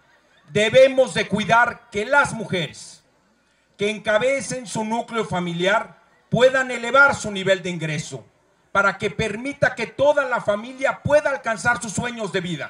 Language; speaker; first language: Spanish; native; Spanish